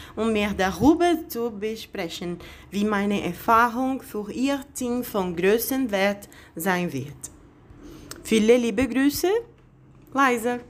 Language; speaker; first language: German; non-native, fluent; Portuguese